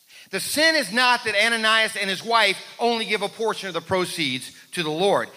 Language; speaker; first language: English; native; English